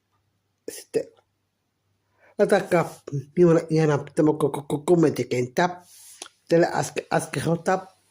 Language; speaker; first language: Finnish; non-native, learner; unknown